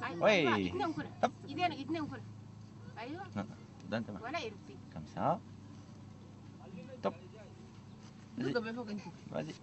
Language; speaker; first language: French; native; French